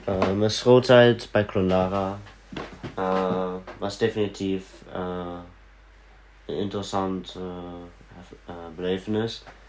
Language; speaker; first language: Dutch; early bilingual, heritage; Dutch